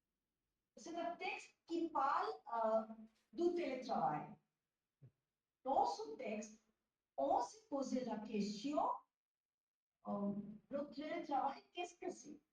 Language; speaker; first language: French; non-native, learner; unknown